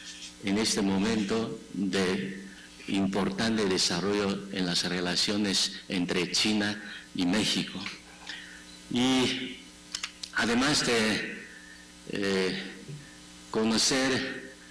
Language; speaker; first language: Spanish; non-native, fluent; Chinese